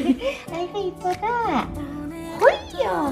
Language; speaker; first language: Korean; non-native, fluent; Filipino